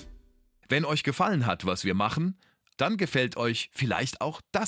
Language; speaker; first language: German; native; German